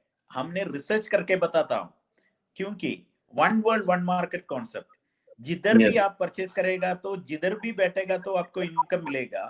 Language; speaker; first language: Hindi; non-native, fluent; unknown